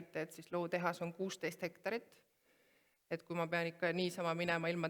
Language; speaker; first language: Estonian; native; Estonian